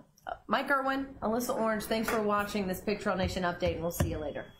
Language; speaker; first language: English; native; English